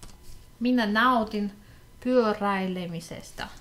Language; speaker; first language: Finnish; non-native, fluent; Russian